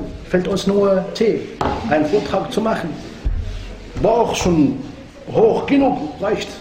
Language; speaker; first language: German; non-native, fluent; Arabic